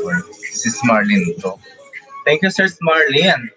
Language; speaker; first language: English; non-native, local second language; Filipino